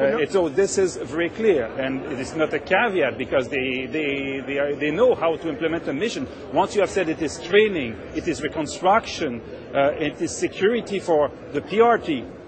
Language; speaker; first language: English; non-native, fluent; French